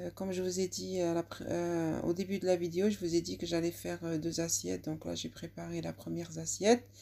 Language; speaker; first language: French; non-native, local second language; Arabic